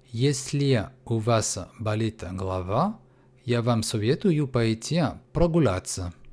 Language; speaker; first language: Russian; non-native, fluent; French